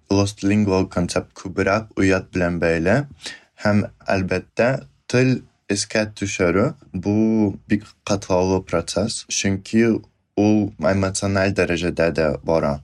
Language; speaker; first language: Tatar; non-native, fluent; Russian